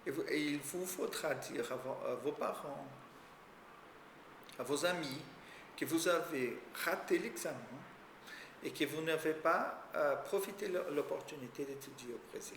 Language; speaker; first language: French; non-native, fluent; Portuguese